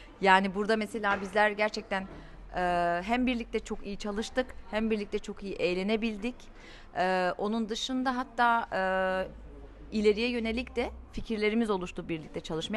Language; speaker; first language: Turkish; early bilingual, heritage; Turkish